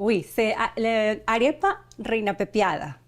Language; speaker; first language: French; non-native, learner; Spanish